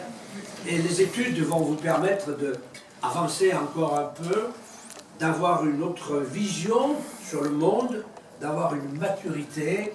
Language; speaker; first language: French; native; French